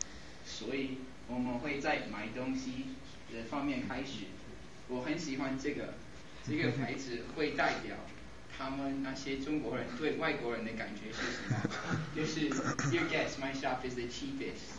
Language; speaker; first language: Chinese; non-native, fluent; English